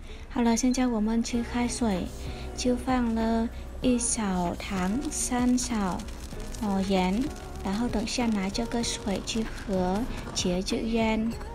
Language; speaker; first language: Chinese; non-native, fluent; Vietnamese